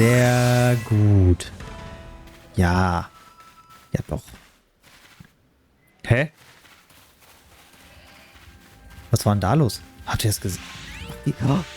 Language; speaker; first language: German; native; German